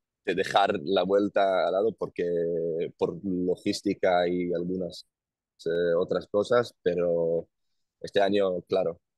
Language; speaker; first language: Spanish; non-native, learner; Hebrew